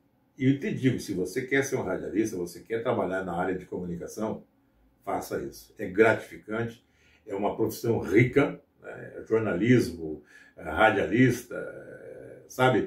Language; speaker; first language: Portuguese; native; Portuguese